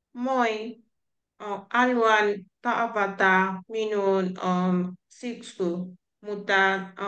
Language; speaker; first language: Finnish; non-native, learner; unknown